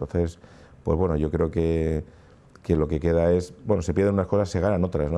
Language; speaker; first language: Spanish; native; Spanish